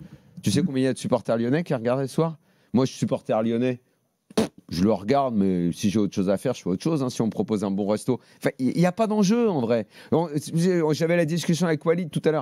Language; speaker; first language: French; native; French